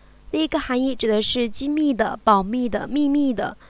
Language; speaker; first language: Chinese; native; Chinese